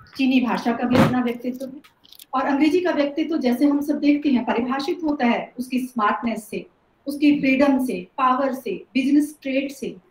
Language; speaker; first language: Hindi; native; Hindi